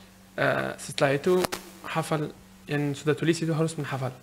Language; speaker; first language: Indonesian; non-native, learner; Arabic